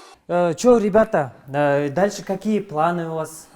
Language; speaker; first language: Russian; non-native, local second language; Kyrgyz